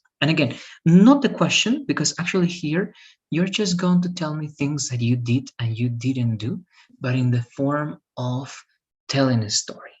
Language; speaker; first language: English; non-native, fluent; Spanish